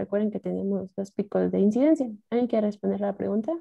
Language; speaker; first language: Spanish; native; Spanish